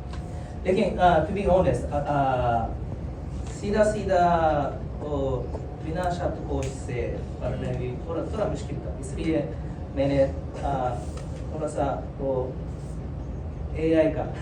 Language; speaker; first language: Hindi; non-native, fluent; Japanese